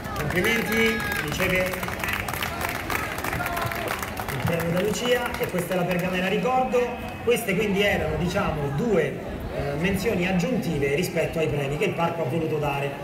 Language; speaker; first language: Italian; native; Italian